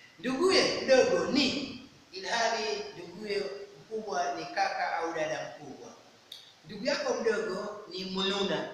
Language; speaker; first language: Swahili; non-native, local second language; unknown